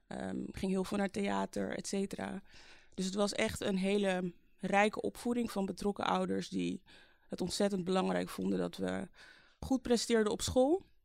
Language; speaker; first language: Dutch; early bilingual, other home language; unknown